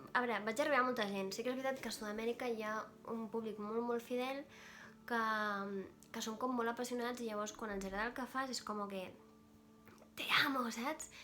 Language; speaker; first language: Catalan; non-native, local second language; Spanish